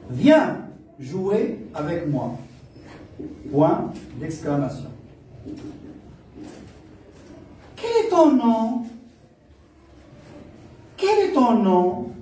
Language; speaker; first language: French; non-native, local second language; Arabic